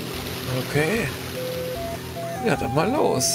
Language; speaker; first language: German; native; German